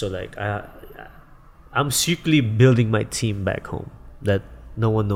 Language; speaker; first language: English; non-native, local second language; Filipino